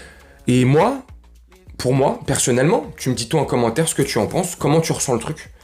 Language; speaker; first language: French; native; French